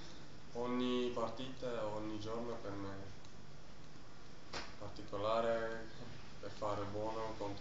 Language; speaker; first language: Italian; non-native, learner; German